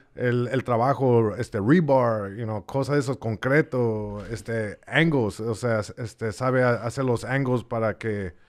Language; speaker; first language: Spanish; early bilingual, heritage; Spanish